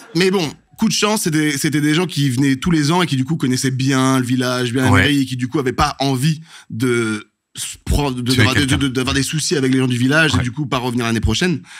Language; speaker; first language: French; native; French